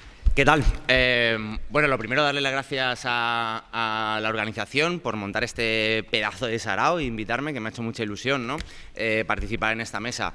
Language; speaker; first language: Spanish; native; Spanish